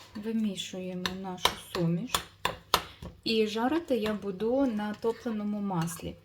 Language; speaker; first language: Ukrainian; non-native, local second language; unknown